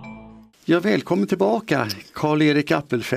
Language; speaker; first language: Swedish; native; Swedish